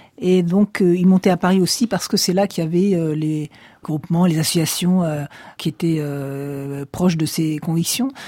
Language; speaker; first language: French; native; French